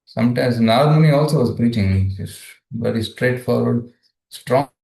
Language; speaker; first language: English; non-native, local second language; Kannada